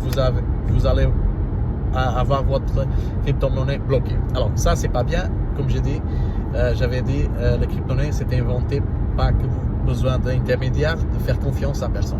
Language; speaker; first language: French; non-native, learner; Portuguese